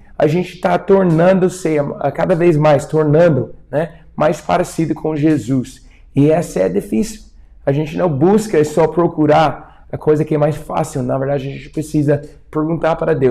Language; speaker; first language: Portuguese; non-native, fluent; English